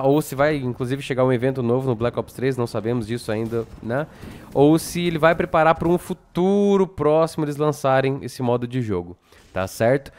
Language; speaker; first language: Portuguese; native; Portuguese